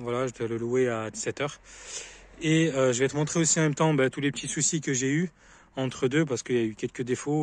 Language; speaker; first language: French; native; French